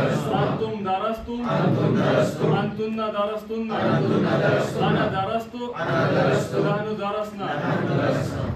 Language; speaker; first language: Arabic; non-native, learner; Urdu